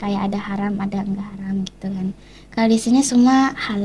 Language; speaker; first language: Indonesian; early bilingual, heritage; Indonesian